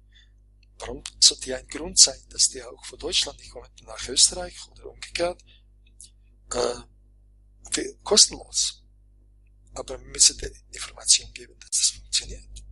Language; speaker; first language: German; non-native, fluent; Croatian